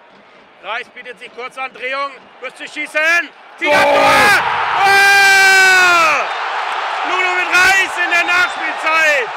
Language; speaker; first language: German; native; German